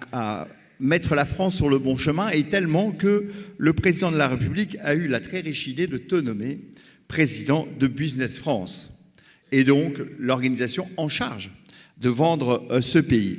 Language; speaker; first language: French; native; French